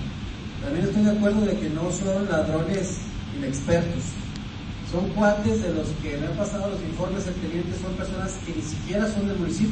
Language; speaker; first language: Spanish; native; Spanish